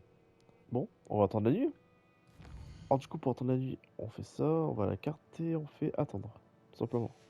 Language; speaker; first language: French; native; French